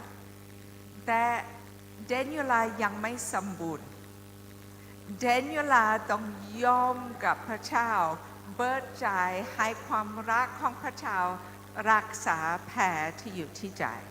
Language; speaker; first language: Thai; non-native, learner; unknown